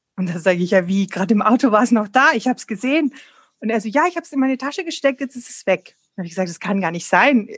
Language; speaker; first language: German; non-native, fluent; Polish